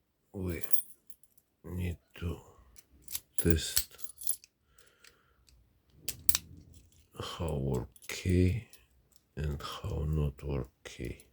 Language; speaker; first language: English; non-native, learner; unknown